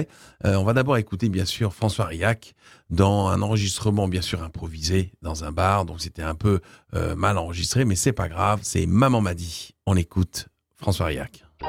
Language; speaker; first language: French; native; French